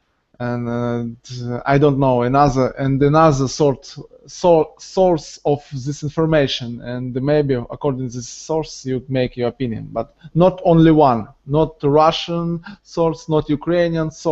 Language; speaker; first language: English; non-native, learner; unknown